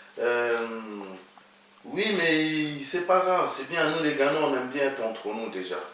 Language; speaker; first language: French; early bilingual, other home language; Akan